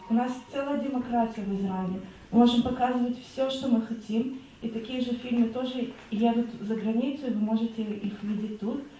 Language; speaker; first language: Russian; non-native, learner; Hebrew